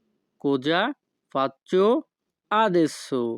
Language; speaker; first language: Italian; non-native, fluent; Bangla